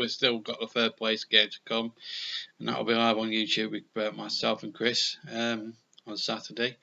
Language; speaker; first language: English; native; English